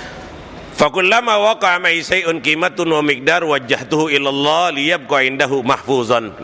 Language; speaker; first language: Indonesian; native; Indonesian